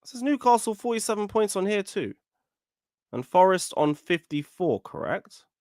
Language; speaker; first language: English; native; English